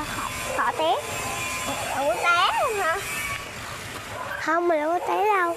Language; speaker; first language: Vietnamese; native; Vietnamese